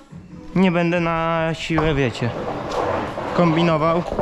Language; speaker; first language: Polish; native; Polish